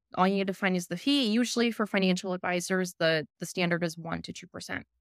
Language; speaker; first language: English; native; English